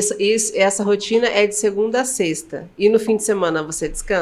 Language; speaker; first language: Portuguese; native; Portuguese